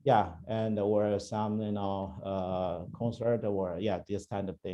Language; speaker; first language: English; non-native, learner; Chinese